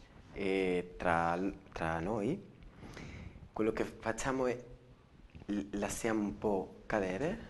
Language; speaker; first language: Italian; non-native, learner; Spanish